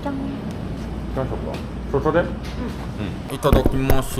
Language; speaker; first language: Japanese; non-native, learner; Korean